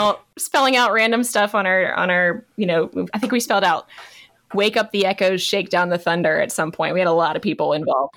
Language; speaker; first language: English; native; English